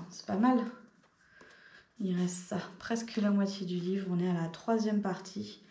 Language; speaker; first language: French; native; French